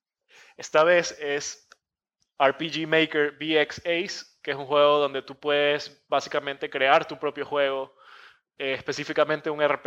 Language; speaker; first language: Spanish; native; Spanish